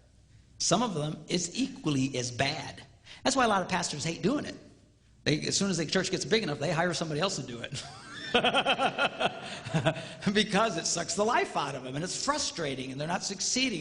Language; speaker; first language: English; native; English